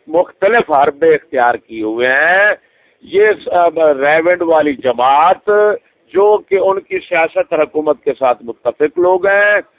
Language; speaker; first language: Urdu; native; Urdu